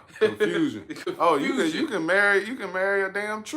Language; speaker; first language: English; native; English